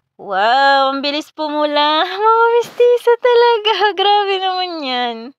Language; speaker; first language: Filipino; non-native, local second language; Bikol